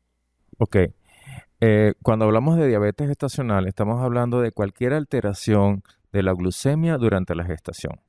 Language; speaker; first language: Spanish; native; Spanish